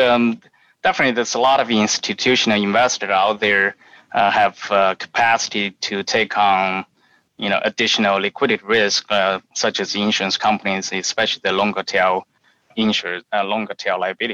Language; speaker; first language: English; non-native, fluent; Chinese